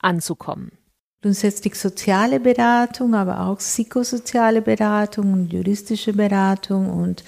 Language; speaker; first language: German; non-native, fluent; Spanish